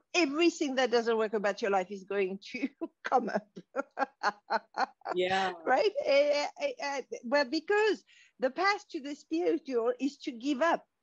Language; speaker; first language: English; non-native, fluent; French